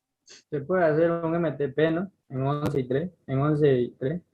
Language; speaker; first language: Spanish; native; Spanish